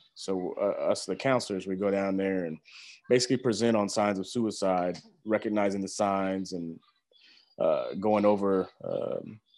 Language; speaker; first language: English; native; English